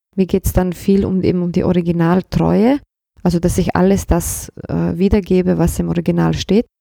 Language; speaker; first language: German; early bilingual, other home language; Bosnian